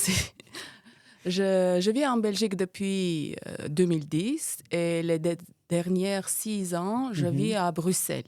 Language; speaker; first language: French; non-native, fluent; Armenian